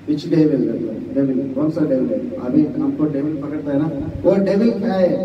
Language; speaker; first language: Hindi; non-native, local second language; Telugu